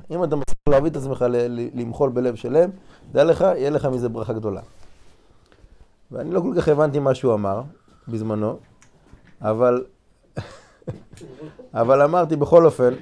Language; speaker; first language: Hebrew; non-native, fluent; English